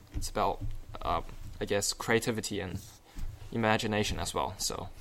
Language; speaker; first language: English; non-native, fluent; Chinese